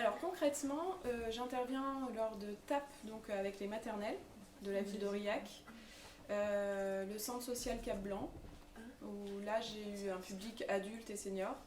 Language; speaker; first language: French; native; French